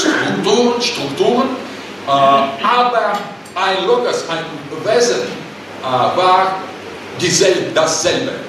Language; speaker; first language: German; non-native, learner; Russian